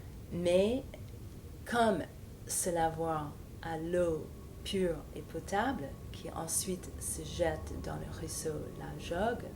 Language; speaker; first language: French; non-native, fluent; English